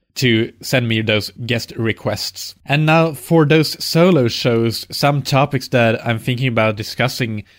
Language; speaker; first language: English; non-native, fluent; Swedish